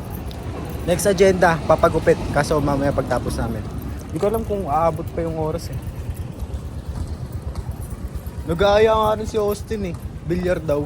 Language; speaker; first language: Filipino; native; Filipino